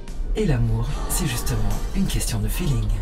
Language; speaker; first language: French; native; French